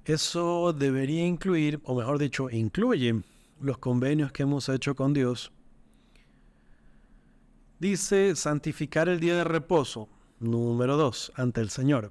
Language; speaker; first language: Spanish; native; Spanish